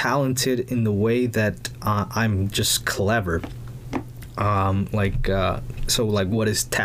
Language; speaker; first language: English; early bilingual, other home language; Spanish